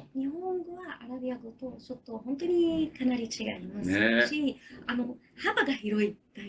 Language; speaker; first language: Japanese; non-native, learner; Arabic